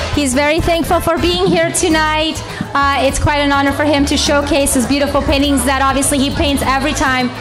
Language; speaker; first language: English; early bilingual, other home language; Spanish